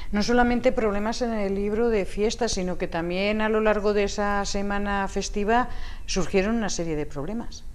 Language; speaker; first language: Spanish; native; Spanish